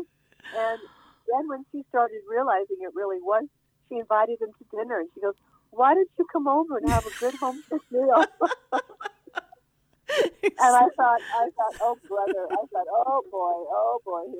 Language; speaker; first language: English; native; English